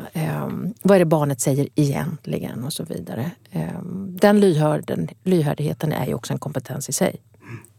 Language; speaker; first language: Swedish; early bilingual, other home language; Kurdish